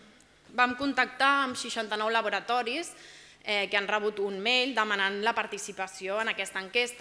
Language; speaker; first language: Catalan; native; Catalan